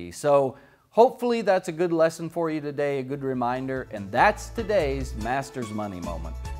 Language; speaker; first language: English; native; English